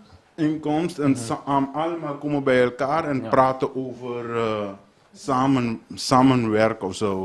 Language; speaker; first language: Dutch; non-native, learner; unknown